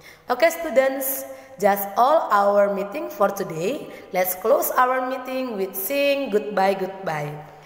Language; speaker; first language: English; non-native, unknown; Indonesian